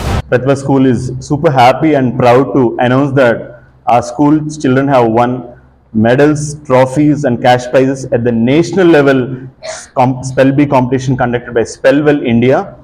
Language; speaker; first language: English; non-native, local second language; Telugu